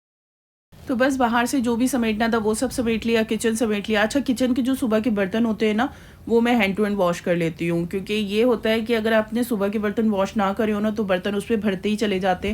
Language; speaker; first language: Hindi; native; Hindi